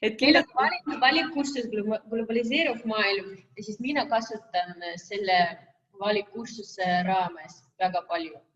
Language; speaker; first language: Estonian; non-native, local second language; Russian